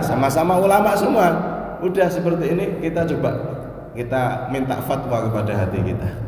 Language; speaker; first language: Indonesian; non-native, local second language; Javanese